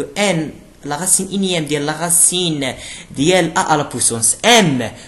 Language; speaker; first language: French; non-native, local second language; Arabic